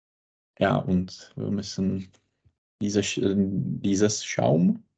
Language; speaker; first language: German; non-native, learner; Czech